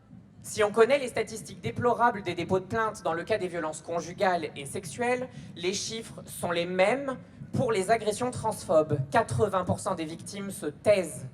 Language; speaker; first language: French; native; French